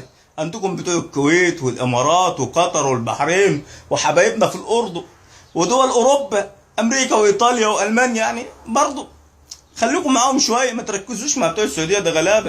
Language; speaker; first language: Arabic; native; Arabic